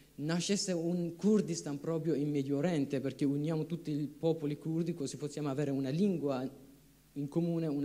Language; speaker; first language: Italian; non-native, fluent; Kurdish